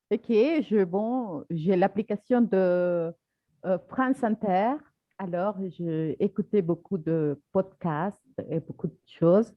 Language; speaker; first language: French; non-native, fluent; Spanish